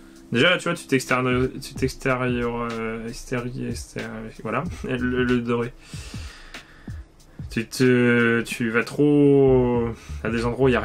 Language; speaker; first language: French; native; French